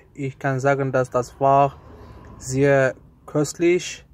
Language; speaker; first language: German; non-native, learner; Azerbaijani